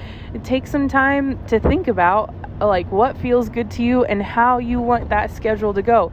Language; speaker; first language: English; native; English